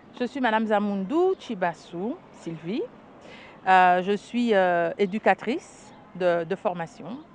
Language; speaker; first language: French; non-native, local second language; Lingala